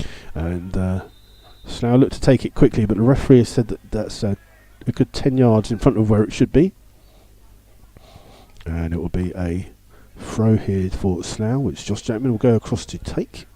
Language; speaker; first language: English; native; English